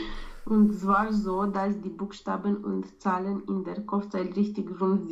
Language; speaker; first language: German; non-native, learner; Romanian